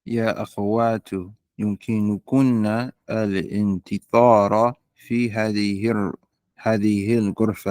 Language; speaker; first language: Arabic; non-native, learner; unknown